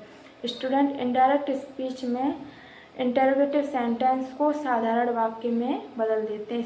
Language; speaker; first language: Hindi; native; Hindi